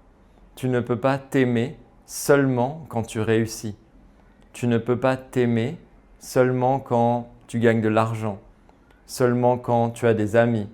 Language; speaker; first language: French; native; French